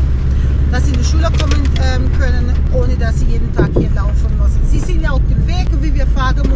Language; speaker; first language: German; non-native, fluent; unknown